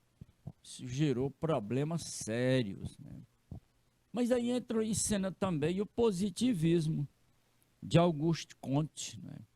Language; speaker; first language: Portuguese; native; Portuguese